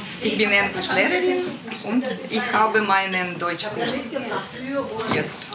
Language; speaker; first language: German; non-native, learner; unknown